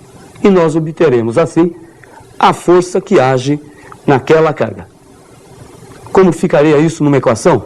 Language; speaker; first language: Portuguese; native; Portuguese